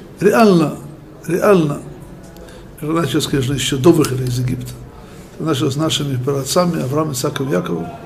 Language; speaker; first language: Russian; early bilingual, heritage; Russian